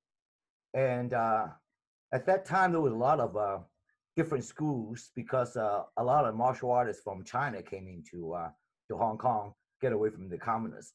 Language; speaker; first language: English; non-native, local second language; Cantonese